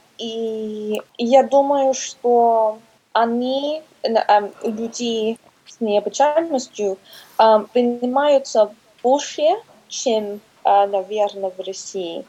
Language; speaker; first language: Russian; non-native, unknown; English